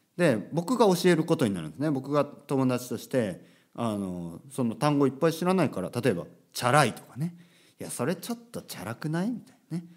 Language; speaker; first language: Japanese; native; Japanese